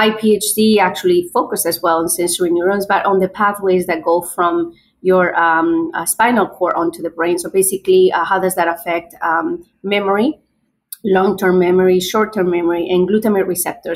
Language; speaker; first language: English; non-native, fluent; Spanish